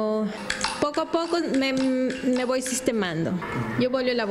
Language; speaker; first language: Italian; non-native, learner; Spanish